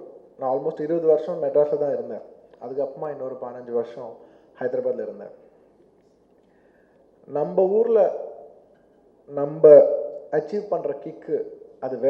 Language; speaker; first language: Tamil; non-native, local second language; Telugu